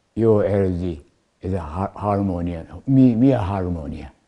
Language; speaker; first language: Hungarian; non-native, learner; Japanese